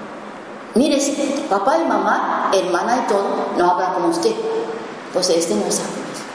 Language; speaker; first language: Spanish; non-native, learner; Japanese